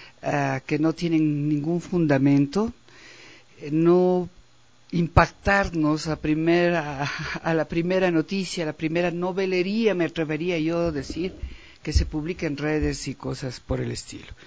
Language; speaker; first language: Spanish; native; Spanish